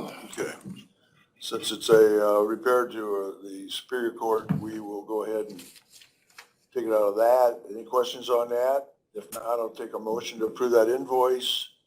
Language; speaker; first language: English; native; English